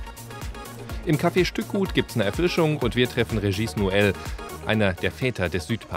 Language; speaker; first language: German; native; German